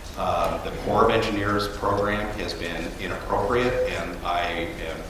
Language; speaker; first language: English; native; English